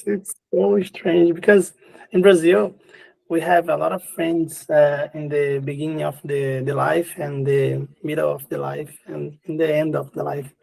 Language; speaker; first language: English; non-native, learner; Portuguese